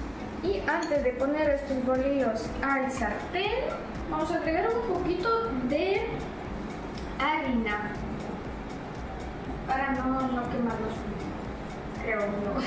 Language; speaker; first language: Spanish; non-native, fluent; Russian